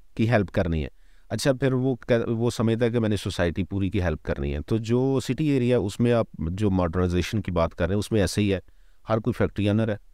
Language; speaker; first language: Urdu; non-native, local second language; Punjabi